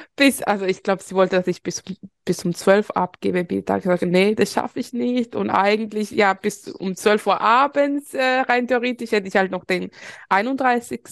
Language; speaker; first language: German; early bilingual, other home language; Spanish